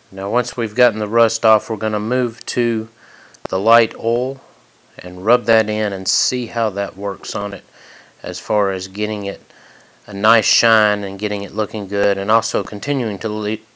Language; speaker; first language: English; native; English